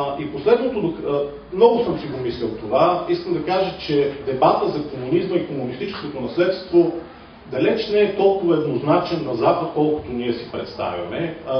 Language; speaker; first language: Bulgarian; native; Bulgarian